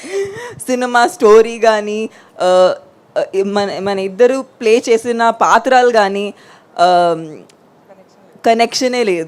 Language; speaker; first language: Telugu; non-native, fluent; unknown